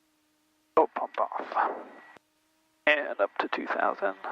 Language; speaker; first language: English; native; English